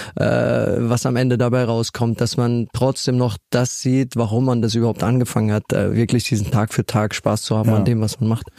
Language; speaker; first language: German; native; German